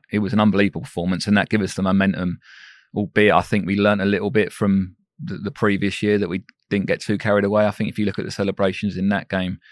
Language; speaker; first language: English; native; English